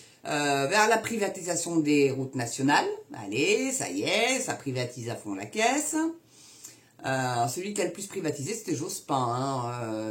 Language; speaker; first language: French; native; French